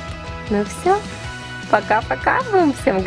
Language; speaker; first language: Russian; native; Russian